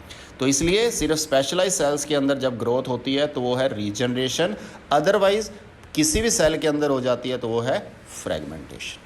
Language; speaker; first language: Hindi; native; Hindi